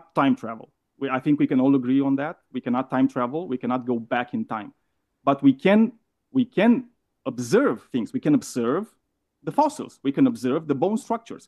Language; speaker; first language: English; non-native, fluent; Romanian